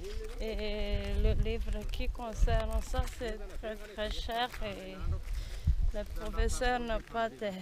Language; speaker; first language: French; non-native, local second language; Malagasy